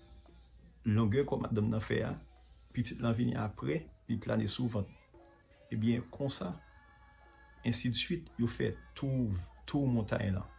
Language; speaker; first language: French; non-native, local second language; Haitian Creole